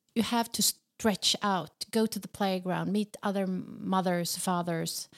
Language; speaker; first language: English; non-native, fluent; Swedish